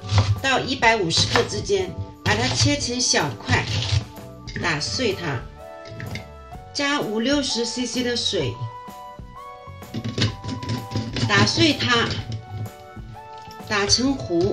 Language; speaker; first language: Chinese; native; Chinese